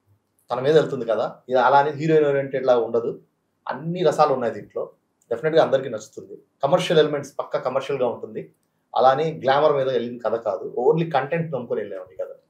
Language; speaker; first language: Telugu; native; Telugu